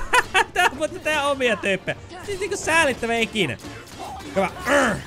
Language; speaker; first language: Finnish; native; Finnish